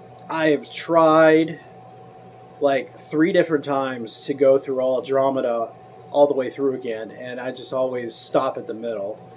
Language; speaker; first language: English; native; English